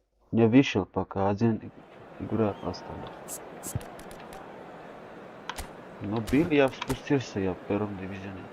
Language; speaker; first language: Russian; non-native, local second language; Armenian